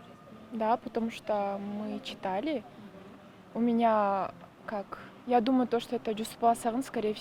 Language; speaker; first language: Russian; non-native, local second language; Kyrgyz